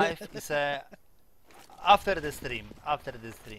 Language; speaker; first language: English; non-native, learner; Polish